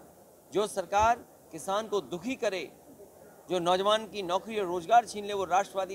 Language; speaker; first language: Hindi; native; Hindi